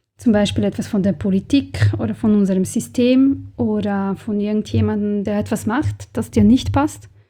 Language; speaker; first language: German; non-native, fluent; Serbian